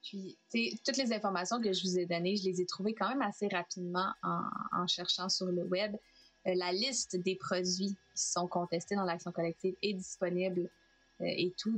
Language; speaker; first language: French; native; French